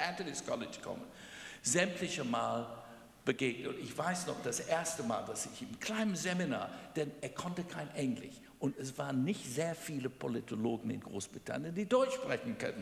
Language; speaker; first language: German; non-native, fluent; English